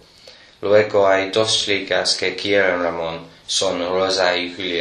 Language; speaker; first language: Spanish; non-native, learner; English